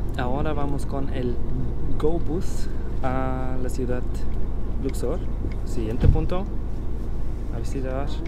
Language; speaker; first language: Spanish; non-native, learner; German